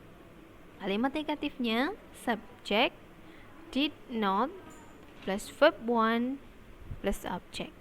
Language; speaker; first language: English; non-native, learner; Indonesian